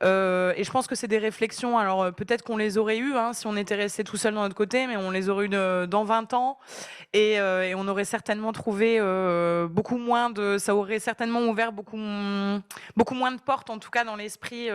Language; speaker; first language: French; native; French